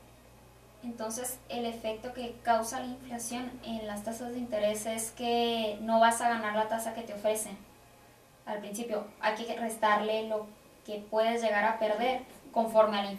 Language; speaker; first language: Spanish; native; Spanish